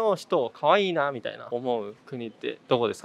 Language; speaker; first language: Japanese; native; Japanese